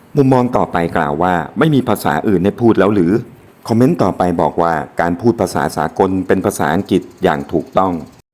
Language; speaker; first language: Thai; native; Thai